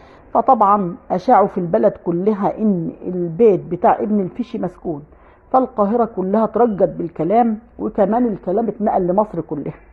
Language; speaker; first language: Arabic; native; Arabic